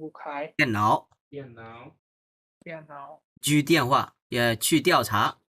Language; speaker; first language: Chinese; non-native, fluent; Bangla